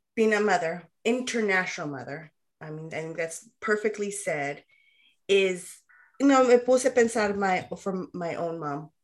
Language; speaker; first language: English; early bilingual, other home language; Spanish